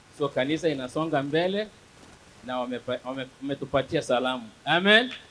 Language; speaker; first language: Swahili; non-native, local second language; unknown